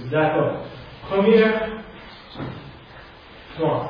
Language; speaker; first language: French; non-native, fluent; English